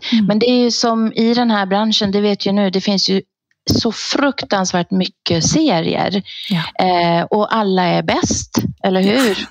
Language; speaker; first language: Swedish; native; Swedish